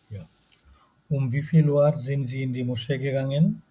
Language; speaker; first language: German; non-native, fluent; Bangla